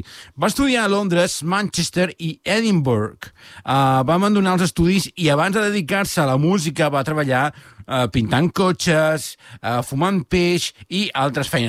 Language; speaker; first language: Catalan; native; Catalan